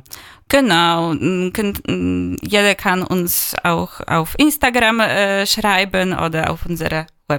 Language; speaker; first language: German; non-native, fluent; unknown